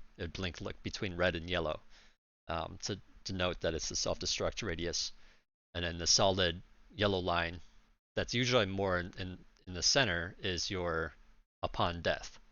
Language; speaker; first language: English; native; English